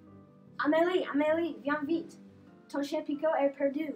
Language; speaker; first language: French; non-native, learner; English